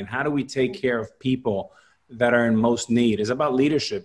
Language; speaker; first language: English; early bilingual, other home language; Spanish